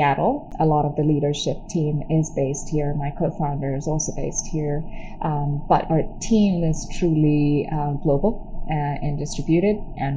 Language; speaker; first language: English; non-native, local second language; Tamil